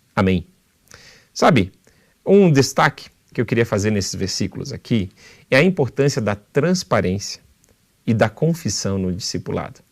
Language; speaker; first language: Portuguese; native; Portuguese